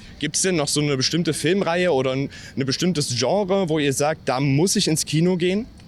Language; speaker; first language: German; native; German